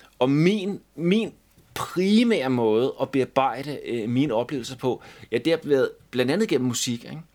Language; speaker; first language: Danish; native; Danish